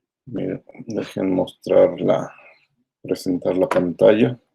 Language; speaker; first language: Spanish; native; Spanish